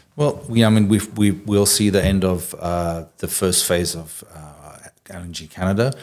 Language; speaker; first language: English; native; English